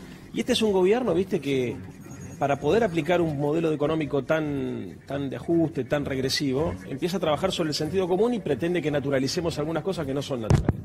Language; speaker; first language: Spanish; native; Spanish